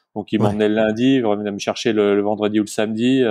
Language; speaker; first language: French; native; French